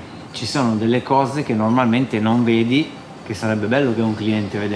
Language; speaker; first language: Italian; native; Italian